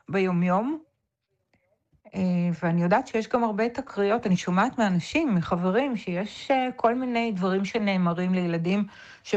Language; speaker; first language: Hebrew; native; Hebrew